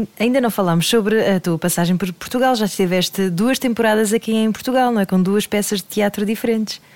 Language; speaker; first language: Portuguese; native; Portuguese